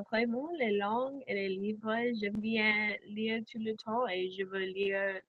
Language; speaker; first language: French; non-native, learner; English